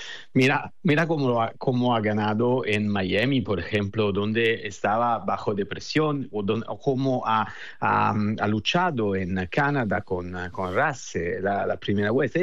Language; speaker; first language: Spanish; non-native, fluent; Italian